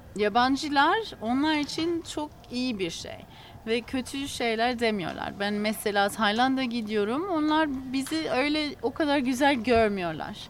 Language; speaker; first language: Turkish; non-native, learner; English